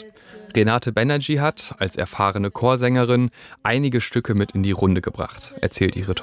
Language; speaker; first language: German; native; German